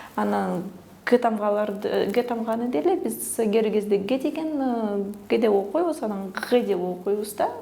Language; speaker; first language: Kyrgyz; early bilingual, other home language; Russian